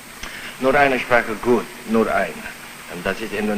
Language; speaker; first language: German; non-native, fluent; Javanese